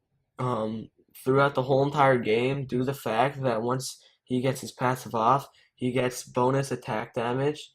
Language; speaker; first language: English; native; English